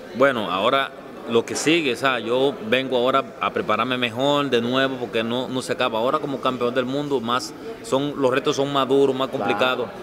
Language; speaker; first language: Spanish; native; Spanish